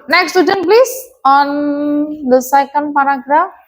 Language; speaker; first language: English; non-native, fluent; Indonesian